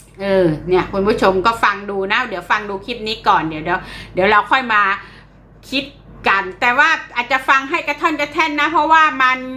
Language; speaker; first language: Thai; native; Thai